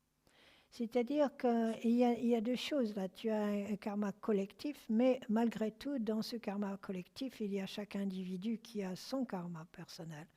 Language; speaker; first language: French; native; French